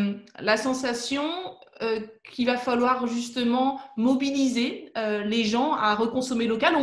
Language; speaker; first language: French; native; French